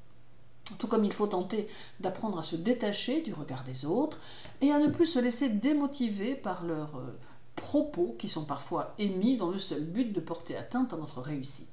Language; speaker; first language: French; native; French